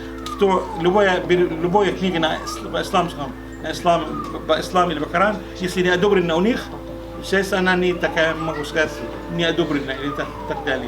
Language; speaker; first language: Russian; non-native, fluent; Arabic